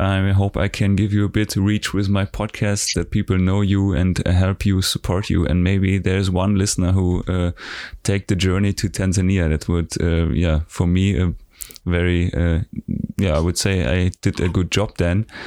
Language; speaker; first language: English; non-native, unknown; German